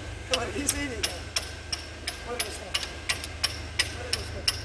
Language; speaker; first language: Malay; non-native, learner; Pashto